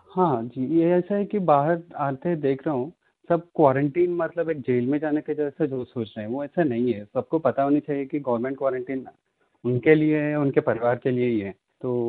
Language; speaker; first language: Hindi; non-native, local second language; Telugu